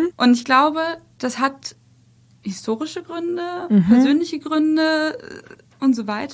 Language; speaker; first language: German; early bilingual, other home language; Russian